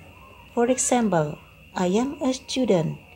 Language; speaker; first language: English; non-native, fluent; Indonesian